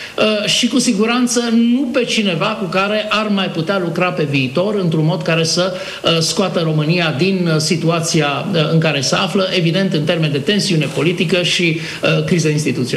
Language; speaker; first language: Romanian; native; Romanian